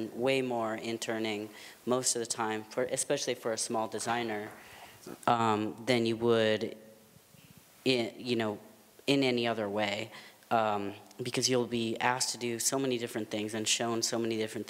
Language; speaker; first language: English; native; English